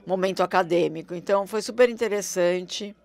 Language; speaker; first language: Portuguese; non-native, fluent; German